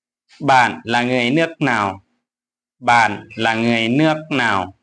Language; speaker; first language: Vietnamese; non-native, fluent; Lao